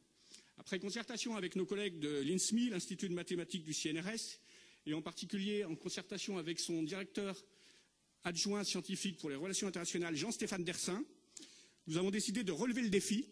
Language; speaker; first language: French; native; French